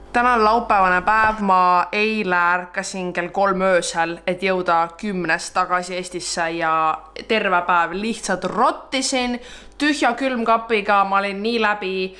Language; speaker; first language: Estonian; native; Estonian